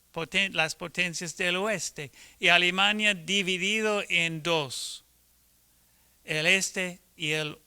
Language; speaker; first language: Spanish; non-native, fluent; English